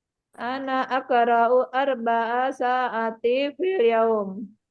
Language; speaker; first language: Arabic; non-native, learner; Indonesian